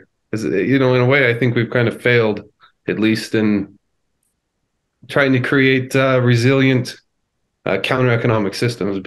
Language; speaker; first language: English; native; English